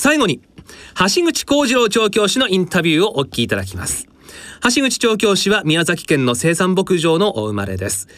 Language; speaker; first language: Japanese; native; Japanese